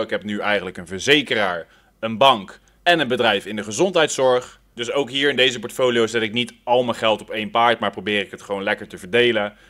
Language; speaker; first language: Dutch; native; Dutch